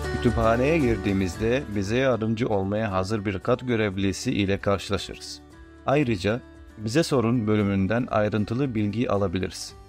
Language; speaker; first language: Turkish; non-native, fluent; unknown